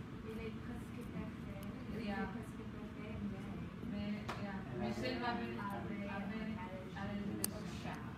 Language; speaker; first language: French; non-native, learner; English